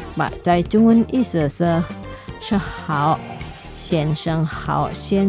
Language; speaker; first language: Chinese; non-native, fluent; Indonesian